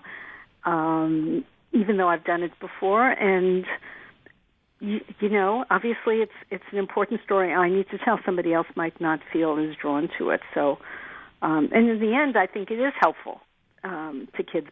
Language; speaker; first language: English; native; English